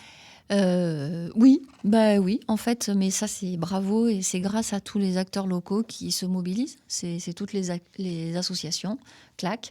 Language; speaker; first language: French; native; French